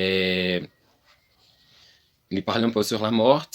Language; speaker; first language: French; non-native, learner; Portuguese